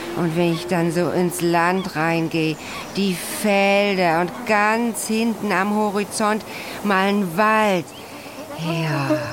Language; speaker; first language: German; native; German